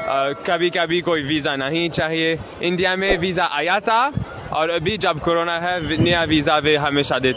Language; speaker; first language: Hindi; non-native, learner; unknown